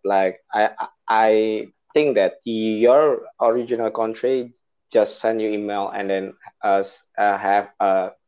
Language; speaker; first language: English; non-native, learner; Indonesian